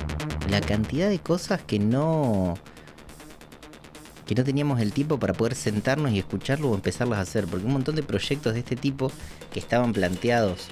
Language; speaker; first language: Spanish; native; Spanish